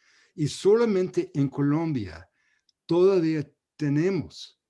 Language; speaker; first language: Spanish; non-native, fluent; English